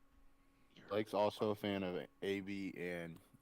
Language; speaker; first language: English; native; English